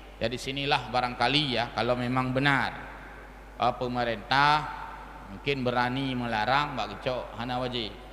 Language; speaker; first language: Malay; non-native, local second language; Achinese